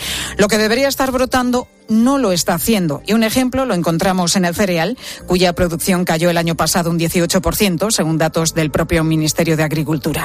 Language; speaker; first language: Spanish; native; Spanish